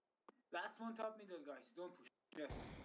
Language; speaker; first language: English; non-native, learner; Persian